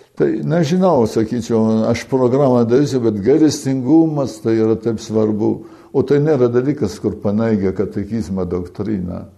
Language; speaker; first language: Lithuanian; early bilingual, heritage; Lithuanian